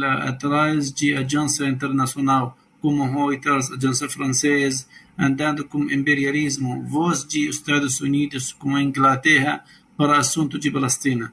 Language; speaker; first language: Portuguese; non-native, learner; Arabic